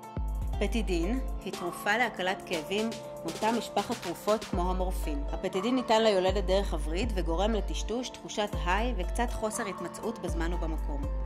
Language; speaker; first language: Hebrew; native; Hebrew